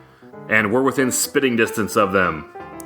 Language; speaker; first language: English; native; English